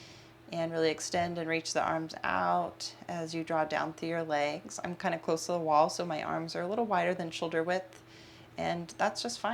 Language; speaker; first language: English; native; English